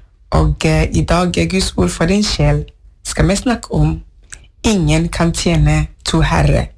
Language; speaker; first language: Norwegian; non-native, learner; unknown